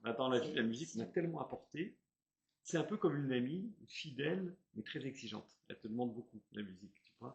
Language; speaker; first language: French; native; French